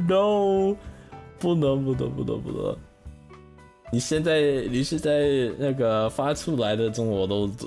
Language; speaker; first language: Chinese; non-native, learner; English